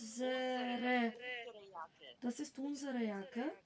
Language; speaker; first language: German; non-native, fluent; Macedonian